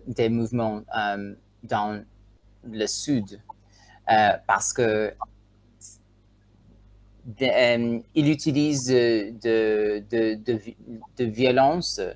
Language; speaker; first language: French; non-native, learner; Tswana